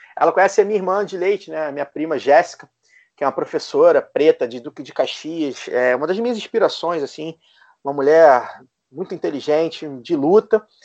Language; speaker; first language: Portuguese; native; Portuguese